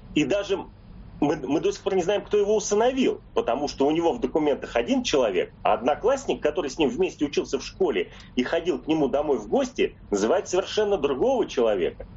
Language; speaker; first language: Russian; native; Russian